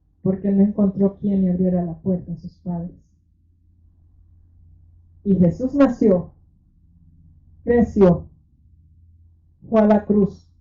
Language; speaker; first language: Spanish; native; Spanish